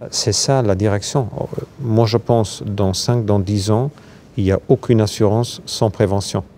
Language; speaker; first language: French; non-native, fluent; German